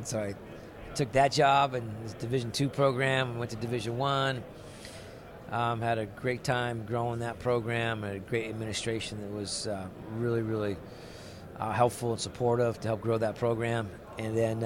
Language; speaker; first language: English; native; English